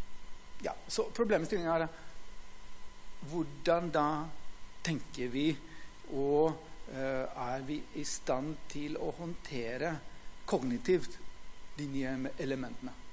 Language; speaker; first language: Norwegian; non-native, fluent; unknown